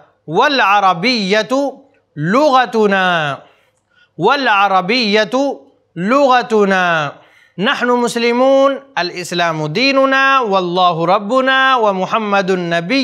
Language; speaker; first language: Arabic; non-native, fluent; Urdu